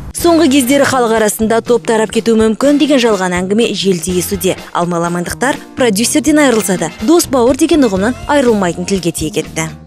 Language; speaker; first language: Kazakh; native; Kazakh